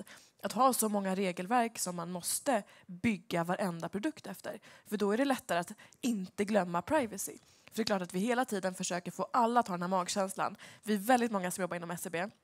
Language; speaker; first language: Swedish; native; Swedish